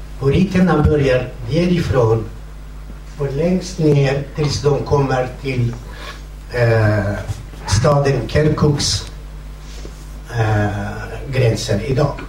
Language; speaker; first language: Swedish; non-native, fluent; Kurdish